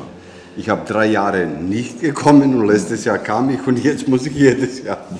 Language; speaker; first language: German; non-native, learner; Serbian